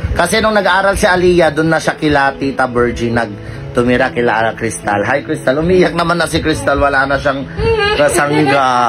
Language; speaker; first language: Filipino; non-native, local second language; Iloko